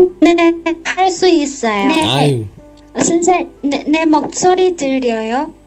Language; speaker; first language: Korean; non-native, learner; Chinese